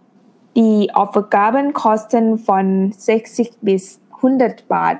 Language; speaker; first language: German; non-native, fluent; Thai